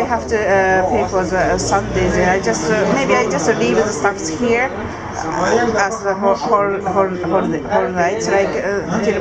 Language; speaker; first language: English; non-native, learner; Japanese